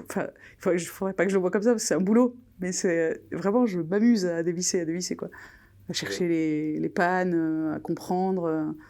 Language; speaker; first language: French; native; French